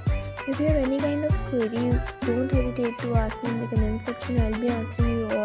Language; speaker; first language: English; non-native, local second language; Urdu